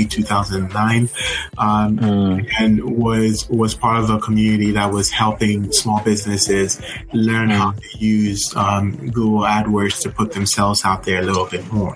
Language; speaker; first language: English; non-native, local second language; Akan